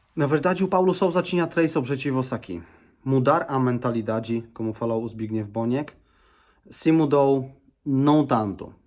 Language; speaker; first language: Portuguese; non-native, fluent; Polish